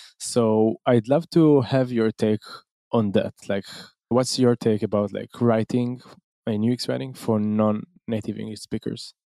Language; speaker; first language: English; non-native, fluent; Hebrew